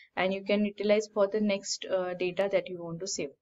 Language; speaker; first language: English; non-native, local second language; Marathi